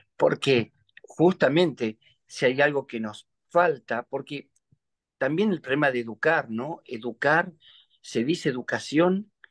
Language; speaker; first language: Spanish; native; Spanish